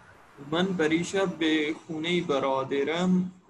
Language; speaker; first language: Persian; non-native, learner; Urdu